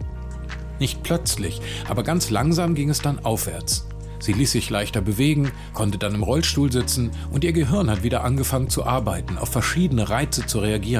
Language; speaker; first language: German; native; German